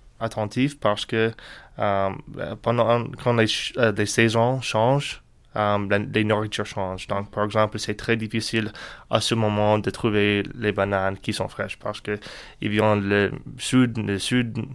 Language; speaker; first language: French; non-native, learner; English